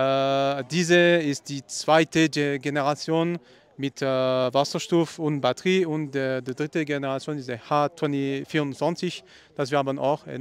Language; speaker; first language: German; non-native, learner; Italian